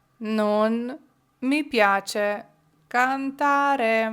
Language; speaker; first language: Italian; non-native, fluent; Ukrainian